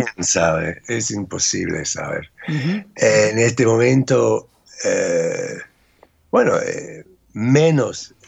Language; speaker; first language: Spanish; non-native, fluent; English